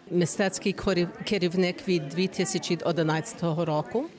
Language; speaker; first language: Ukrainian; early bilingual, heritage; Ukrainian